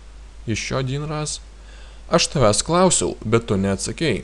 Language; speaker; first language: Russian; non-native, fluent; Lithuanian